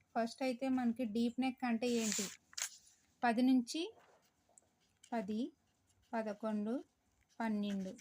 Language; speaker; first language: Telugu; native; Telugu